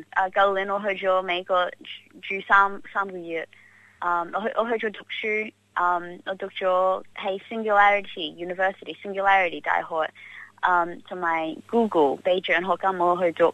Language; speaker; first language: Cantonese; early bilingual, heritage; Cantonese